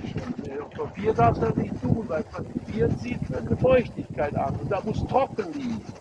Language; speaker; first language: German; native; German